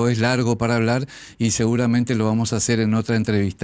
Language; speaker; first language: Spanish; native; Spanish